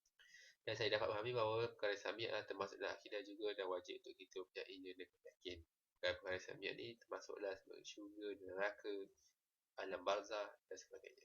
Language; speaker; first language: Malay; native; Malay